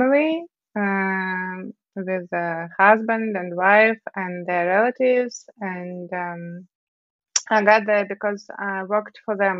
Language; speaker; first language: English; non-native, fluent; Russian